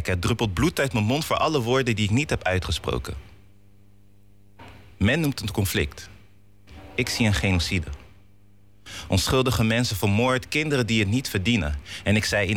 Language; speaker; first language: Dutch; native; Dutch